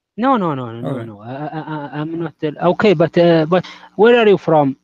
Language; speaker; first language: English; non-native, learner; Arabic